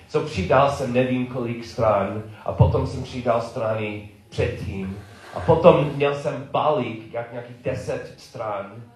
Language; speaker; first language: Czech; non-native, learner; English